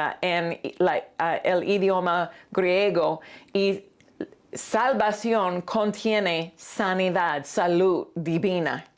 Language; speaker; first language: Spanish; non-native, fluent; English